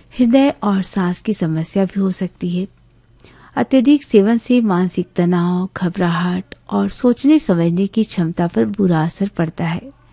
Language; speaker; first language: Hindi; native; Hindi